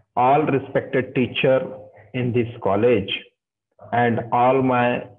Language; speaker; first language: English; non-native, local second language; Marathi